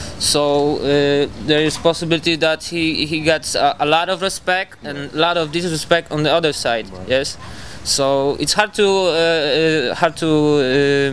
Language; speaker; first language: English; non-native, learner; Polish